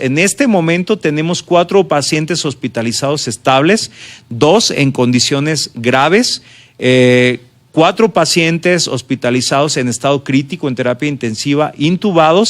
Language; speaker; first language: Spanish; native; Spanish